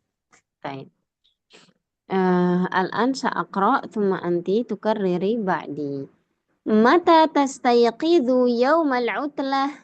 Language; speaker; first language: Arabic; non-native, fluent; Indonesian